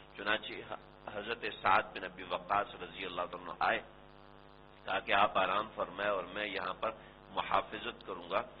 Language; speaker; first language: Urdu; non-native, local second language; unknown